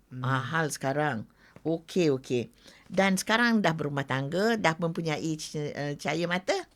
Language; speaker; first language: Malay; native; Malay